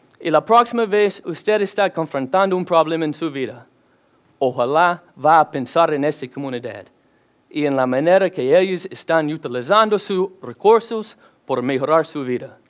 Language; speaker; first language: Spanish; non-native, learner; English